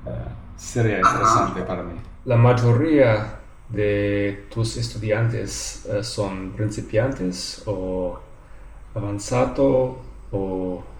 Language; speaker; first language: Spanish; non-native, learner; English